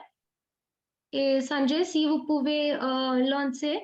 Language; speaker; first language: French; non-native, fluent; Hindi